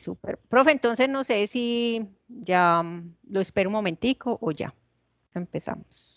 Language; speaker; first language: Spanish; native; Spanish